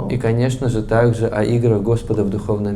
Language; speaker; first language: Russian; native; Russian